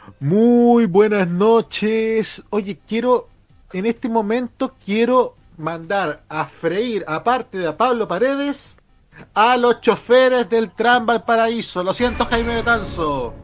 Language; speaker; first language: Spanish; native; Spanish